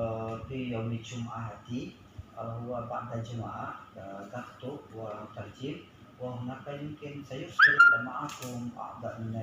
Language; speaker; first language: Arabic; non-native, learner; Indonesian